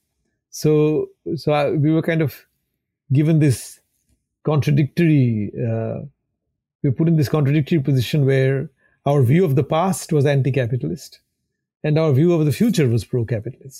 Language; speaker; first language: English; non-native, local second language; Bangla